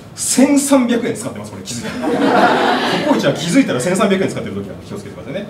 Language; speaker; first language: Japanese; native; Japanese